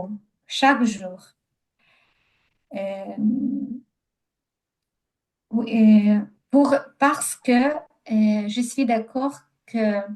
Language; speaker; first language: French; non-native, learner; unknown